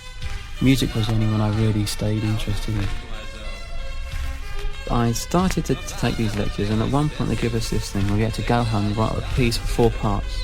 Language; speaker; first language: English; native; English